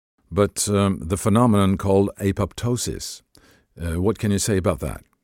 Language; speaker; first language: English; non-native, fluent; Norwegian